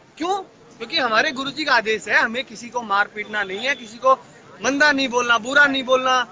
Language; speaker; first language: Hindi; native; Hindi